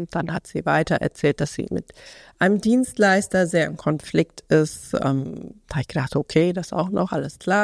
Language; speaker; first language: German; native; German